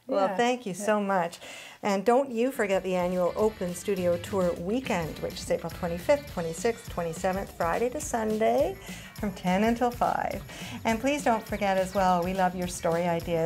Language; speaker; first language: English; native; English